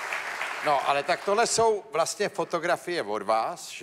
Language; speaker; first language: Czech; native; Czech